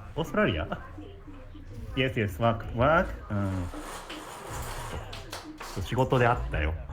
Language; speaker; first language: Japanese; native; Japanese